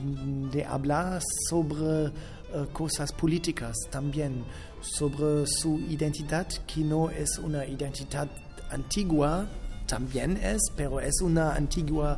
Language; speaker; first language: Spanish; non-native, learner; German